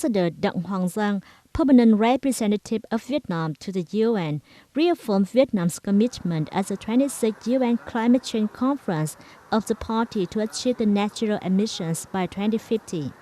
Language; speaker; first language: English; non-native, fluent; Vietnamese